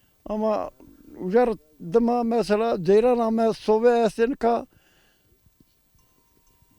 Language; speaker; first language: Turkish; non-native, local second language; Zaza